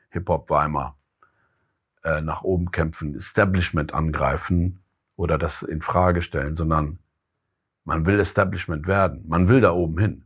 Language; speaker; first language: German; early bilingual, other home language; Persian